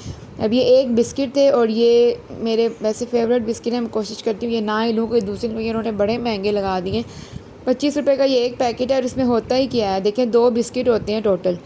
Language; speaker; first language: Urdu; native; Urdu